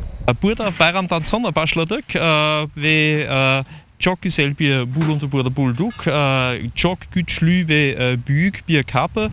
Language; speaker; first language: Turkish; non-native, fluent; German